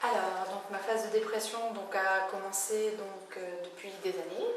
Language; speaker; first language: French; native; French